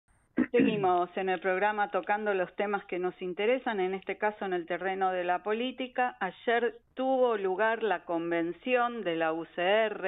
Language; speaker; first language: Spanish; native; Spanish